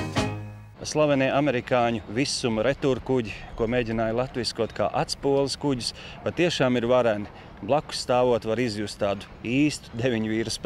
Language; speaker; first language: Latvian; native; Latvian